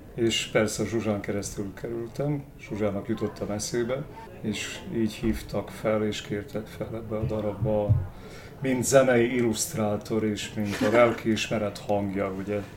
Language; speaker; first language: Hungarian; native; Hungarian